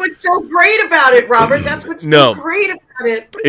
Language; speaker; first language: English; native; English